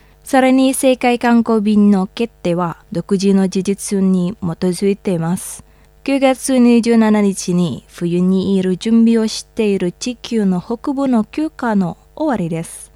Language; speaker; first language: Japanese; non-native, fluent; Indonesian